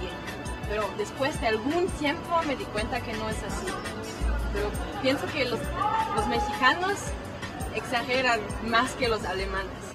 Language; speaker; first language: Spanish; non-native, fluent; German